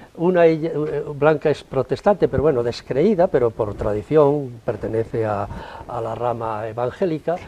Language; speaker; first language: Spanish; native; Spanish